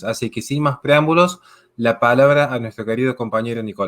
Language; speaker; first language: Spanish; native; Spanish